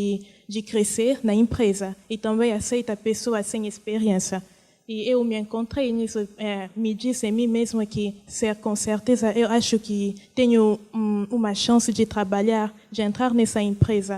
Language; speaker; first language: Portuguese; non-native, fluent; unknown